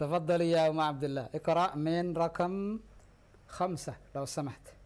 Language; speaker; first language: Arabic; non-native, fluent; Indonesian